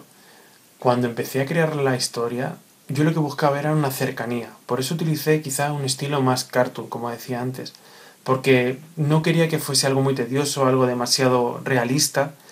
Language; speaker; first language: Spanish; native; Spanish